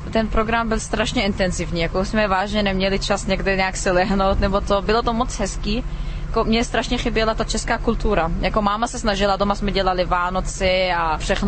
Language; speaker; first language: Czech; early bilingual, heritage; Czech